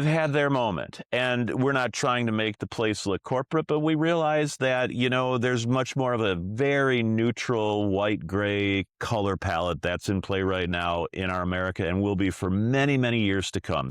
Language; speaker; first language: English; native; English